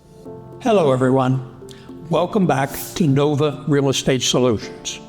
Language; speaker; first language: English; native; English